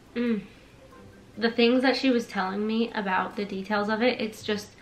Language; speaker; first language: English; native; English